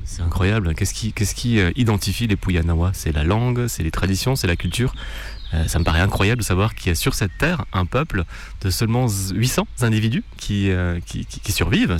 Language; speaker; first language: French; native; French